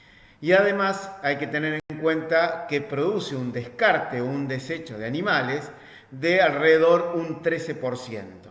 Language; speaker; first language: Spanish; native; Spanish